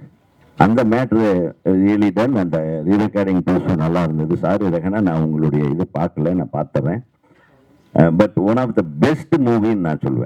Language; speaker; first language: Tamil; native; Tamil